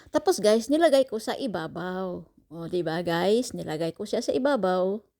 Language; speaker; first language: Filipino; non-native, local second language; Cebuano